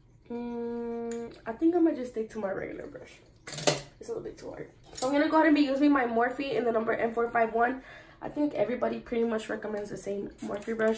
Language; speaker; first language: English; early bilingual, other home language; Spanish